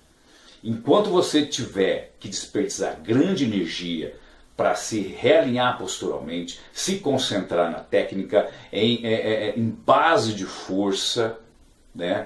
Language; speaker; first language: Portuguese; native; Portuguese